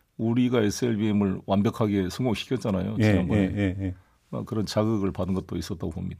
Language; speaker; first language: Korean; native; Korean